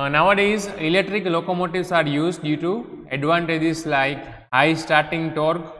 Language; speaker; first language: English; non-native, local second language; Gujarati